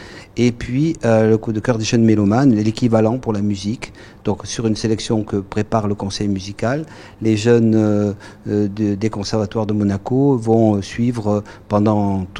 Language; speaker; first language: French; native; French